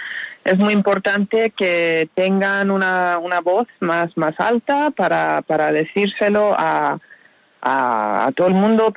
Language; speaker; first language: Spanish; non-native, fluent; Persian